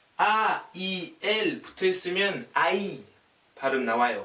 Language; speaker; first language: Korean; non-native, fluent; French